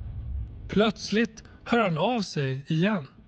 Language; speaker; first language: Swedish; native; Swedish